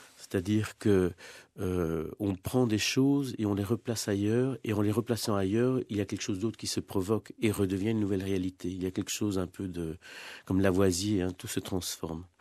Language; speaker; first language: French; non-native, fluent; Spanish